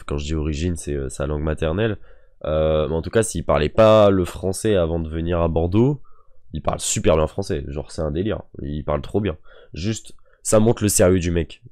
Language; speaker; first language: French; native; French